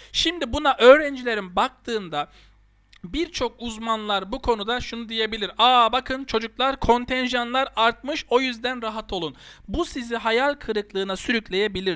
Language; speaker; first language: Turkish; native; Turkish